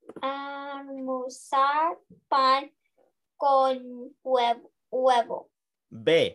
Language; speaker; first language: Spanish; non-native, learner; English